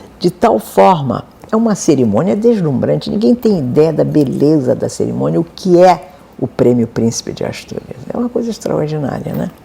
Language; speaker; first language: Portuguese; native; Portuguese